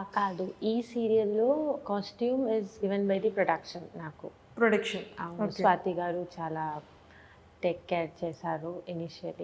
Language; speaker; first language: Telugu; non-native, fluent; Bangla